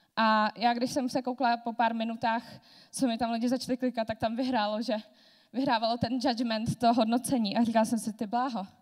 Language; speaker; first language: Czech; non-native, fluent; Georgian